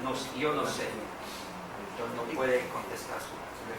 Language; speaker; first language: Spanish; non-native, fluent; English